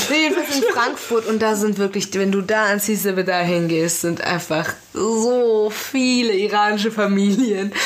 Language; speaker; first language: German; early bilingual, other home language; Persian